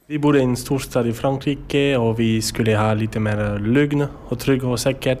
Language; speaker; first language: Swedish; non-native, learner; French